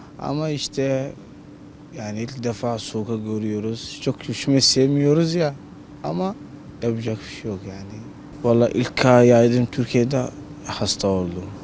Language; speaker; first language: Turkish; non-native, learner; Somali